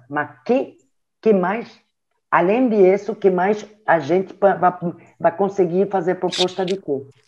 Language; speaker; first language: Portuguese; non-native, learner; French